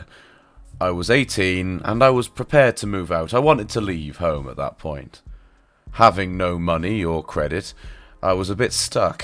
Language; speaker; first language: English; native; English